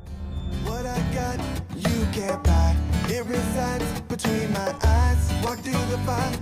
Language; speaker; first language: English; native; English